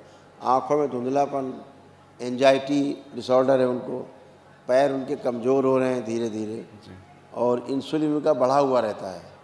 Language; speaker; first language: Hindi; native; Hindi